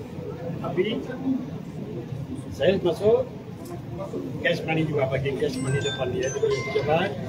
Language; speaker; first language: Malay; non-native, local second language; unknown